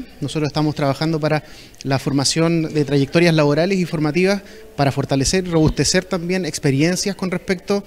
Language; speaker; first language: Spanish; native; Spanish